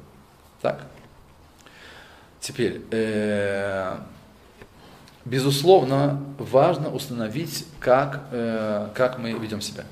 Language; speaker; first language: Russian; native; Russian